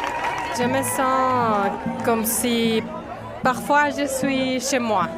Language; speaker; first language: French; non-native, fluent; Spanish